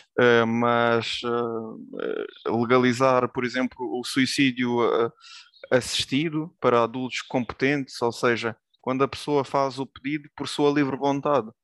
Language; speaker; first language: Portuguese; early bilingual, other home language; Ukrainian